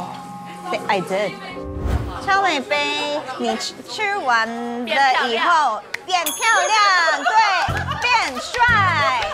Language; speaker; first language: Chinese; non-native, fluent; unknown